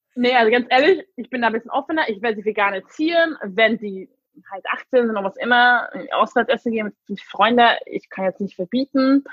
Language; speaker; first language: German; non-native, fluent; English